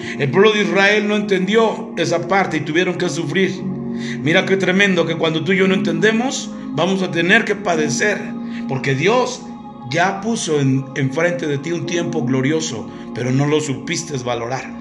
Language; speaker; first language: Spanish; native; Spanish